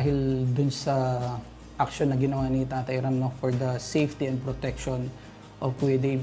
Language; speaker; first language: Filipino; native; Filipino